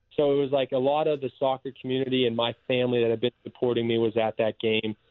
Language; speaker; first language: English; native; English